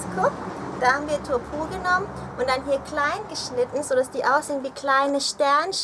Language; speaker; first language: German; early bilingual, other home language; Thai